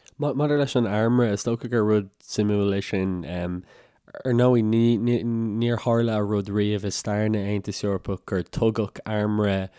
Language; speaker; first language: Irish; native; Irish